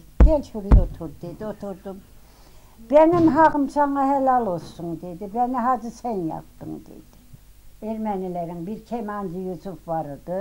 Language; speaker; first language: Turkish; native; Turkish